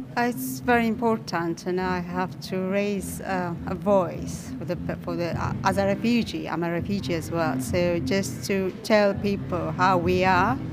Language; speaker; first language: English; non-native, fluent; Amharic